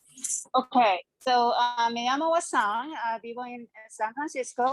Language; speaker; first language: Spanish; non-native, learner; English